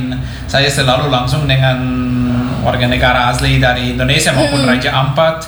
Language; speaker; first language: Indonesian; non-native, fluent; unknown